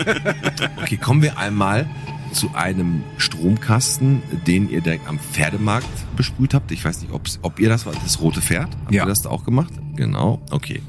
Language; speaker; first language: German; native; German